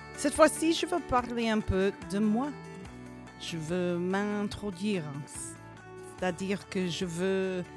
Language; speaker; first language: French; non-native, fluent; English